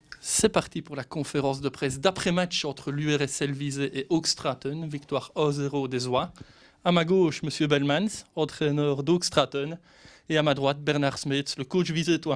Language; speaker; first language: French; native; French